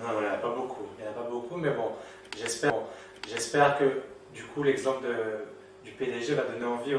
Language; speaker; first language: French; early bilingual, other home language; Turkish